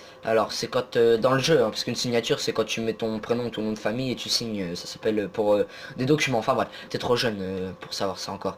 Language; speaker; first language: French; native; French